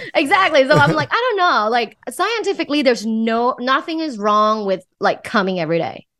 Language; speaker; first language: English; non-native, fluent; Thai